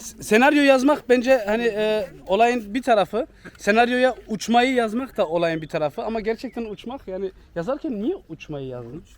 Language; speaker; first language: Turkish; early bilingual, heritage; Turkish